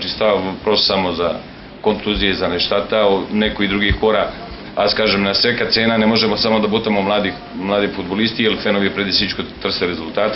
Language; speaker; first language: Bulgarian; non-native, learner; Serbian